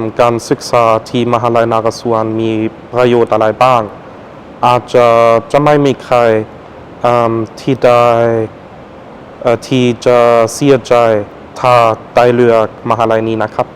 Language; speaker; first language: Thai; non-native, fluent; German